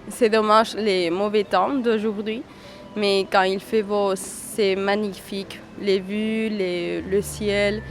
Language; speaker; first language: French; non-native, fluent; Spanish